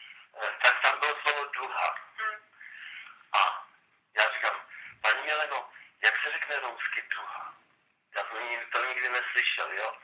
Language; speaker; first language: Czech; non-native, local second language; Romany